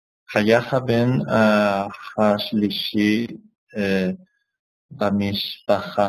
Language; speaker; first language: Hebrew; non-native, learner; Spanish